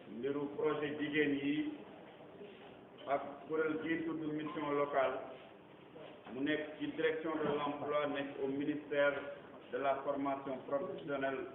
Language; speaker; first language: Wolof; native; Wolof